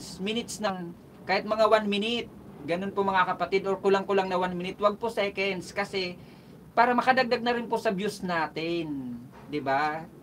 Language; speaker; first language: Filipino; non-native, local second language; Bikol